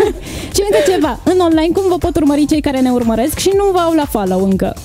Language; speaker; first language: Romanian; native; Romanian